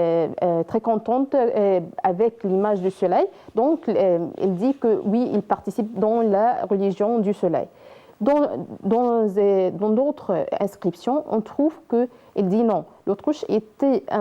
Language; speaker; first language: French; non-native, learner; Arabic